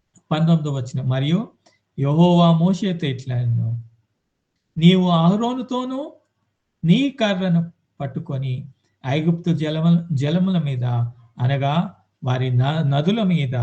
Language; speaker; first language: Telugu; native; Telugu